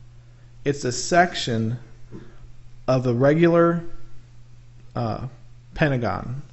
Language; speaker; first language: English; native; English